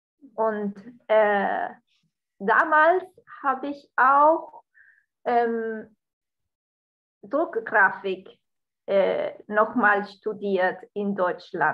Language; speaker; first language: German; non-native, fluent; Spanish